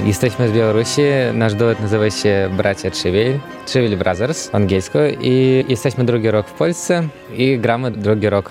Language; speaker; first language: Polish; non-native, fluent; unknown